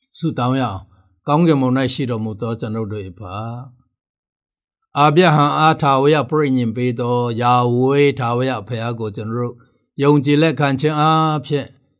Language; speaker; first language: Burmese; non-native, local second language; Tedim Chin